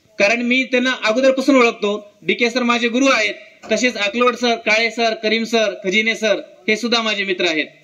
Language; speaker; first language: Marathi; non-native, local second language; Urdu